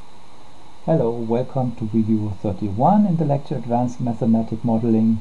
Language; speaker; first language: English; non-native, fluent; German